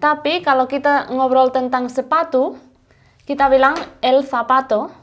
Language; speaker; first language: Indonesian; non-native, fluent; Spanish